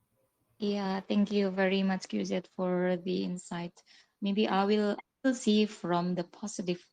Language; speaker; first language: English; non-native, learner; Indonesian